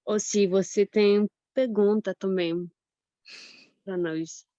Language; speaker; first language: Portuguese; non-native, fluent; French